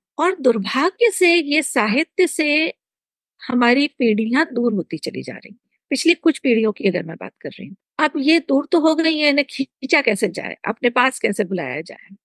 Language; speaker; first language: Hindi; native; Hindi